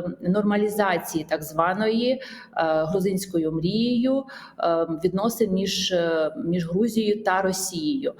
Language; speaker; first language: Ukrainian; non-native, fluent; Georgian